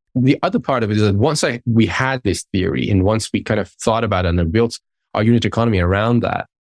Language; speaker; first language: English; non-native, fluent; Persian